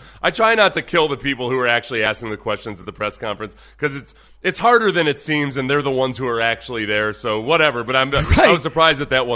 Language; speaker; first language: English; native; English